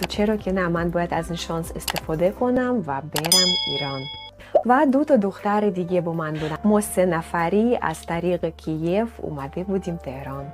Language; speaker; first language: Persian; non-native, fluent; Russian